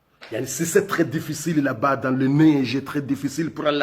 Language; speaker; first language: French; non-native, local second language; Comorian